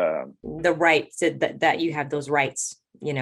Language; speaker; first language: English; native; English